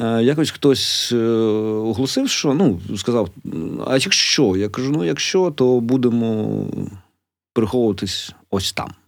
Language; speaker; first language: Ukrainian; native; Ukrainian